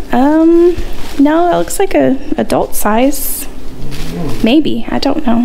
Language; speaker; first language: English; native; English